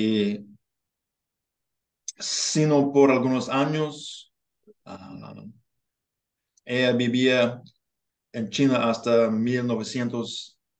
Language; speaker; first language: Spanish; non-native, learner; English